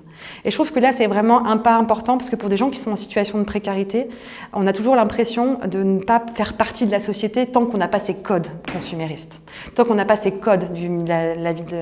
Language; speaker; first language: French; native; French